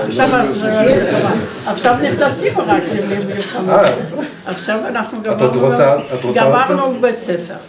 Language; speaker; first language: Hebrew; non-native, fluent; Polish